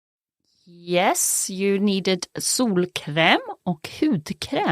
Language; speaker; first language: Swedish; native; Swedish